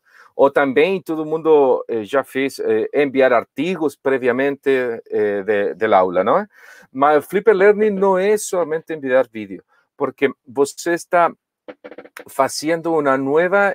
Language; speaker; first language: Portuguese; non-native, learner; Spanish